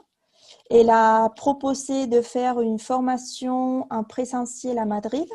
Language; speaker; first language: French; non-native, fluent; Spanish